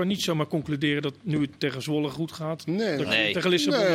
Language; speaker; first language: Dutch; native; Dutch